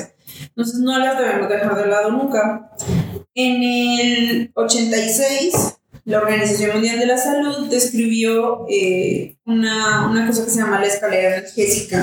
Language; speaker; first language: Spanish; native; Spanish